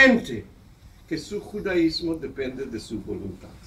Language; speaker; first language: Spanish; non-native, fluent; Hebrew